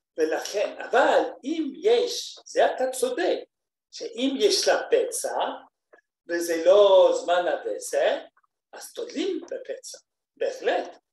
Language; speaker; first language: Hebrew; non-native, fluent; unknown